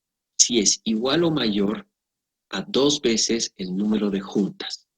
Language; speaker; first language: Spanish; native; Spanish